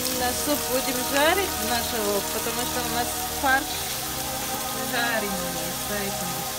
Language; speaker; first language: Russian; non-native, learner; Tajik